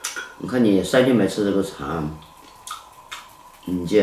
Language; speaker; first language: Chinese; native; Chinese